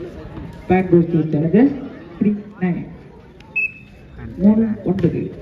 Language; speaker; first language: English; non-native, local second language; Tamil